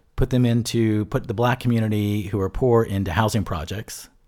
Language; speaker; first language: English; native; English